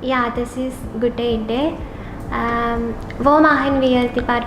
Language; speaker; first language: German; non-native, learner; Malayalam